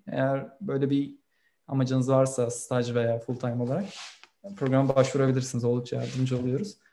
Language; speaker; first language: Turkish; native; Turkish